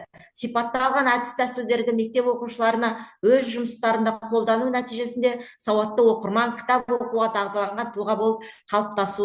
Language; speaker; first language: Kazakh; native; Kazakh